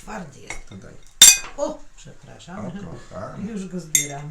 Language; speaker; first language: Polish; native; Polish